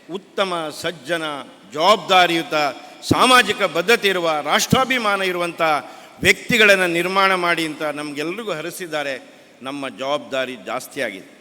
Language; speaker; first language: Kannada; native; Kannada